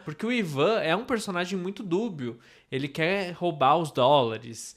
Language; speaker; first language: Portuguese; native; Portuguese